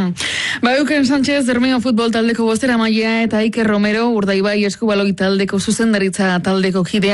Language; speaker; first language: Basque; native; Basque